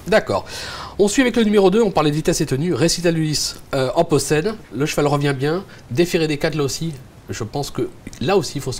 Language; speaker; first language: French; native; French